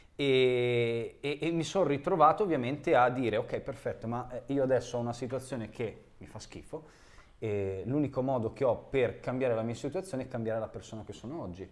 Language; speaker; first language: Italian; native; Italian